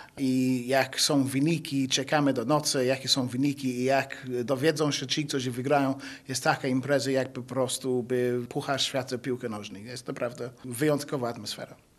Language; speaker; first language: Polish; non-native, learner; English